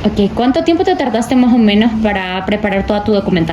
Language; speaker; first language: Spanish; native; Spanish